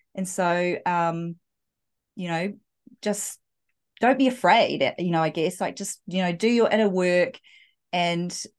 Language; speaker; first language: English; native; English